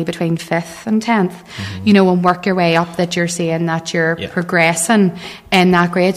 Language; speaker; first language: English; native; English